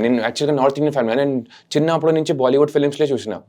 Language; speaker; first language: Telugu; non-native, local second language; Hindi